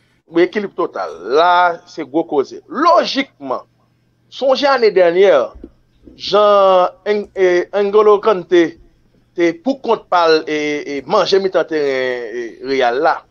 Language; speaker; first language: French; non-native, local second language; Haitian Creole